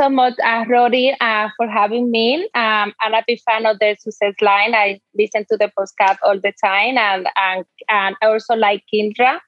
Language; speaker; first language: English; non-native, fluent; Spanish